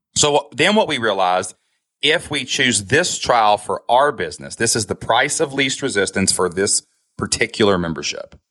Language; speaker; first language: English; native; English